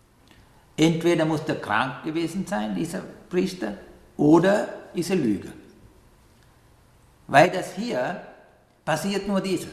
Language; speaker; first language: German; non-native, fluent; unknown